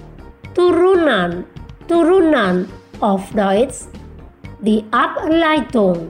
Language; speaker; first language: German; non-native, learner; Indonesian